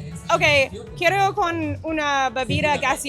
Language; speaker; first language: Spanish; non-native, learner; English